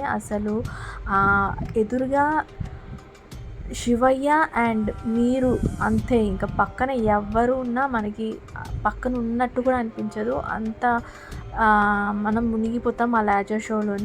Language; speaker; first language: Telugu; native; Telugu